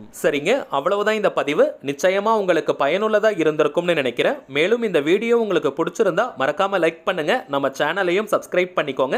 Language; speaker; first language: Tamil; native; Tamil